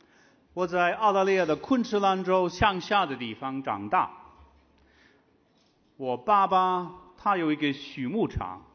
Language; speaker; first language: Chinese; non-native, fluent; English